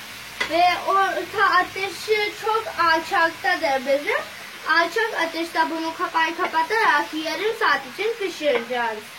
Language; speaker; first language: Turkish; non-native, learner; Urdu